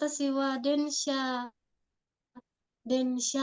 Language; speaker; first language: Japanese; non-native, learner; Indonesian